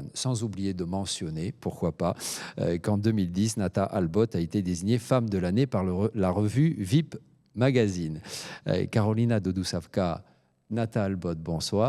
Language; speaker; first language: French; native; French